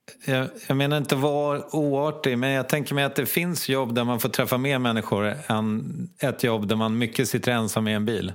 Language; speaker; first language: Swedish; native; Swedish